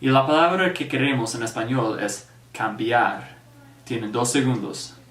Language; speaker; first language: Spanish; non-native, fluent; English